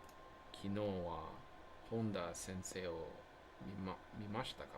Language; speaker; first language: Japanese; non-native, learner; English